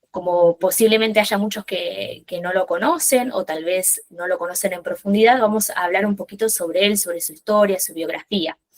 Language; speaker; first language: Spanish; native; Spanish